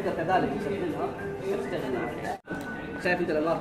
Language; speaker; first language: Arabic; native; Arabic